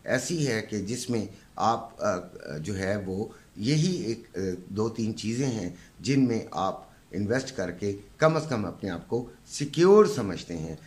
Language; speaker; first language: Urdu; native; Urdu